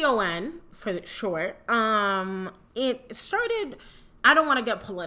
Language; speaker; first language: English; early bilingual, other home language; Spanish